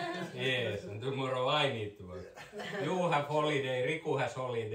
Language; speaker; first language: English; non-native, learner; Finnish